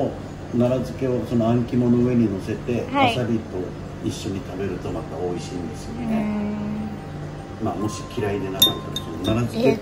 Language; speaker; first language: Japanese; native; Japanese